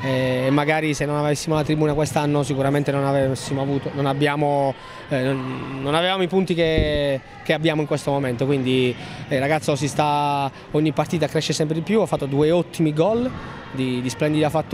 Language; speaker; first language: Italian; native; Italian